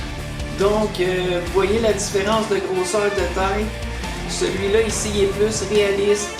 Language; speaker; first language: French; native; French